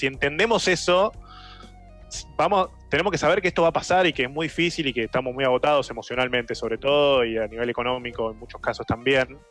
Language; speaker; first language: Spanish; native; Spanish